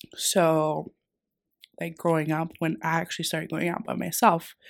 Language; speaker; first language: English; non-native, fluent; Greek